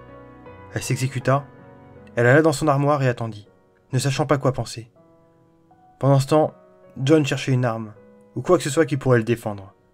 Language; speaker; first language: French; native; French